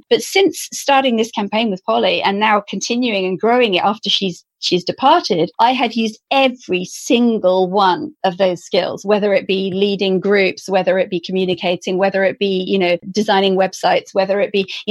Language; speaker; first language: English; native; English